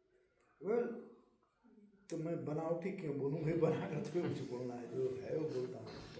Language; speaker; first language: Hindi; native; Hindi